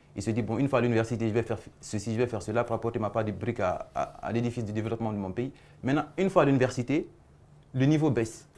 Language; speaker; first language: French; non-native, local second language; Fula